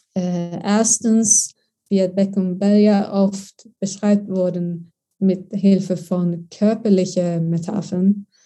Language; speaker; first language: German; non-native, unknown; Swedish